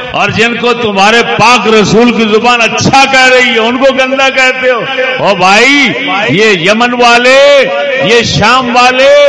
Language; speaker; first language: Urdu; non-native, local second language; Punjabi